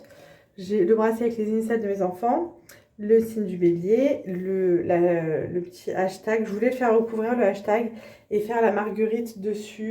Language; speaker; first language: French; native; French